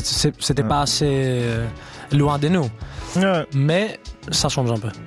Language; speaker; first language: French; non-native, fluent; Greek